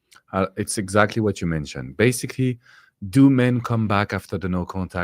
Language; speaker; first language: English; non-native, fluent; French